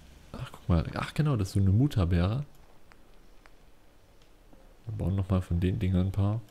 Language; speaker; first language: German; native; German